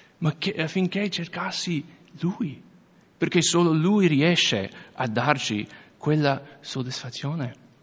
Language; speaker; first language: Italian; non-native, fluent; English